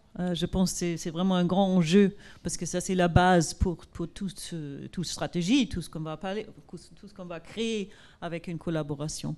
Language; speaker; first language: French; non-native, fluent; German